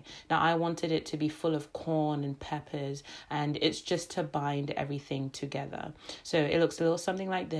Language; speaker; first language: English; native; English